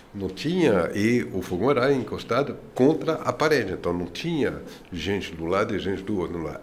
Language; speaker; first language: Portuguese; non-native, fluent; French